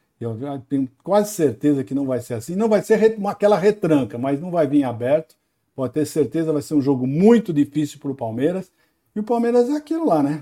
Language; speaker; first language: Portuguese; native; Portuguese